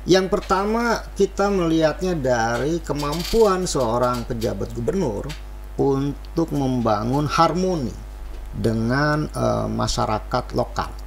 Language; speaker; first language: Indonesian; native; Indonesian